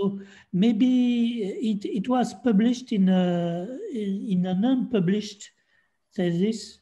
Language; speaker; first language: English; non-native, fluent; French